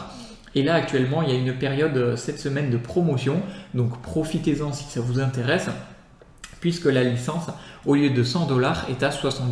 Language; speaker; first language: French; native; French